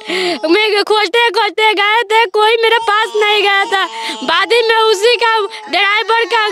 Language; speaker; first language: Hindi; non-native, local second language; Bhojpuri